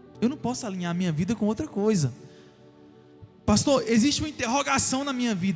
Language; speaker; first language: Portuguese; native; Portuguese